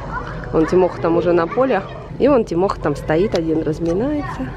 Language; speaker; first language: Russian; native; Russian